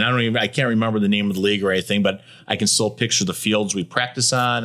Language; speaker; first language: English; native; English